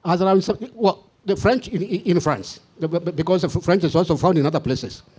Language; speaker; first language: English; non-native, local second language; Swahili